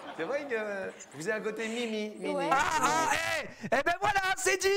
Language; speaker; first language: French; native; French